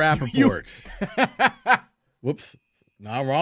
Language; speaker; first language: English; native; English